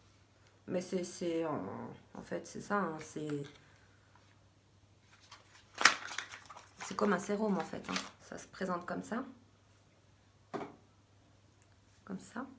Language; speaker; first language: French; native; French